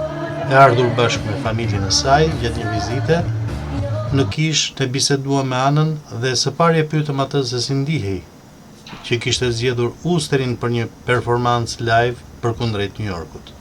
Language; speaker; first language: Albanian; native; Albanian